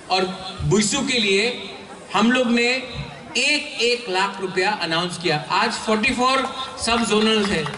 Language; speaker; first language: Hindi; non-native, local second language; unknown